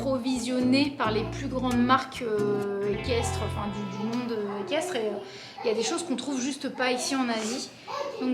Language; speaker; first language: French; native; French